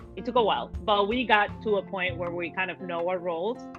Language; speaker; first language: English; early bilingual, other home language; Spanish